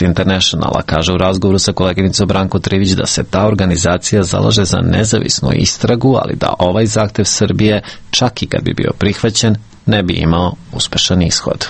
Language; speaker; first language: Serbian; native; Serbian